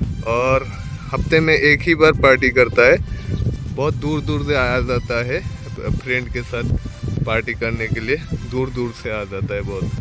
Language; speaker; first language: Hindi; non-native, local second language; Assamese